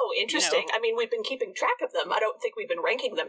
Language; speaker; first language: English; native; English